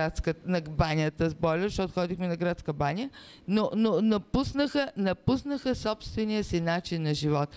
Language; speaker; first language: Bulgarian; native; Bulgarian